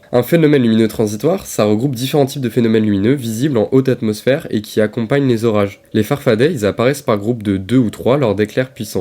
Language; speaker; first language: French; native; French